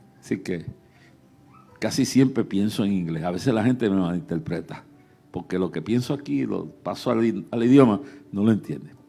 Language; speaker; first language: Spanish; early bilingual, heritage; Spanish